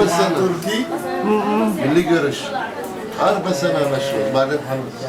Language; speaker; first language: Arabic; non-native, learner; Turkish